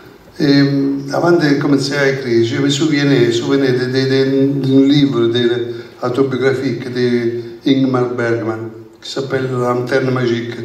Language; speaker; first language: French; non-native, learner; Italian